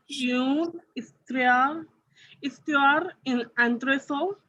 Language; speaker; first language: French; non-native, learner; Hindi